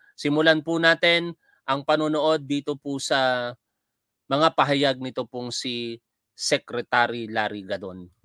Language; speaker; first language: Filipino; native; Filipino